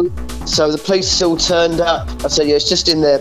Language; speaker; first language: English; native; English